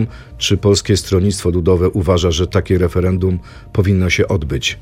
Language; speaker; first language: Polish; native; Polish